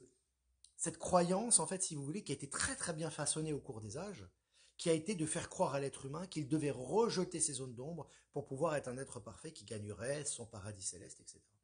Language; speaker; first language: French; native; French